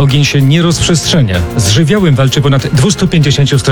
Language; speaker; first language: Polish; native; Polish